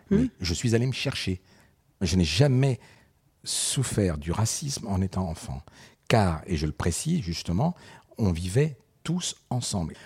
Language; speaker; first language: French; early bilingual, other home language; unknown